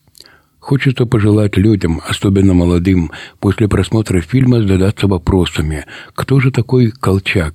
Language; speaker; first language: Russian; native; Russian